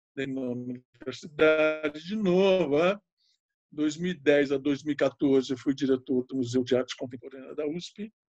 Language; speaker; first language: Portuguese; native; Portuguese